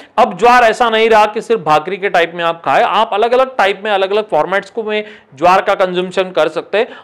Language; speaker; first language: Hindi; non-native, local second language; Marathi